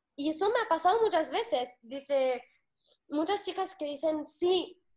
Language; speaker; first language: Spanish; non-native, fluent; Arabic